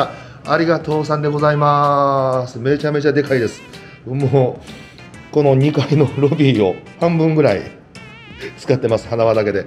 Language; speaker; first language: Japanese; native; Japanese